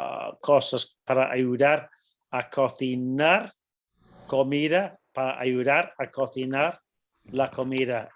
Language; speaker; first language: Spanish; non-native, fluent; English